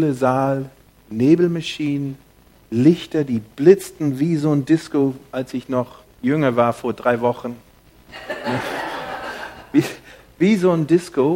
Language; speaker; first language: German; non-native, fluent; English